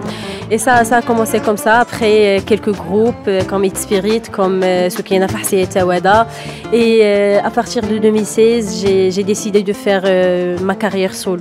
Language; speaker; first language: French; non-native, local second language; Arabic